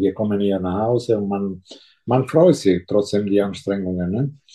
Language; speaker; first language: German; non-native, local second language; Italian